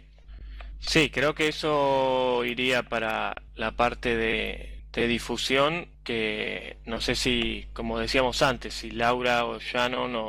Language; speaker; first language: Spanish; native; Spanish